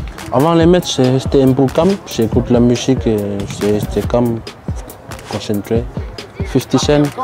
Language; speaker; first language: French; non-native, learner; Tongan